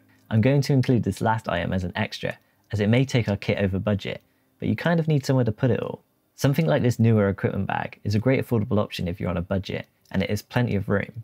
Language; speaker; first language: English; native; English